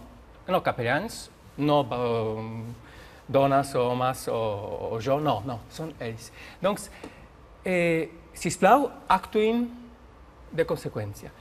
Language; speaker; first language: Catalan; non-native, learner; Polish